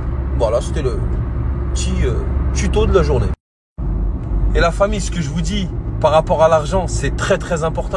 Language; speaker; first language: French; native; French